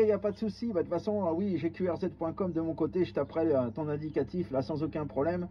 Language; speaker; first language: French; native; French